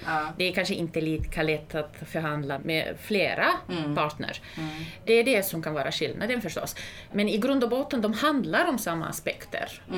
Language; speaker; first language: Swedish; non-native, fluent; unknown